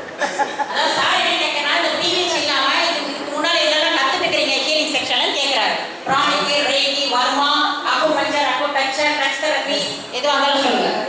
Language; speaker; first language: Tamil; native; Tamil